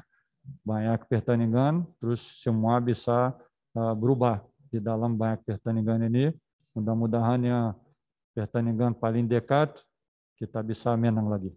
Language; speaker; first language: Indonesian; non-native, fluent; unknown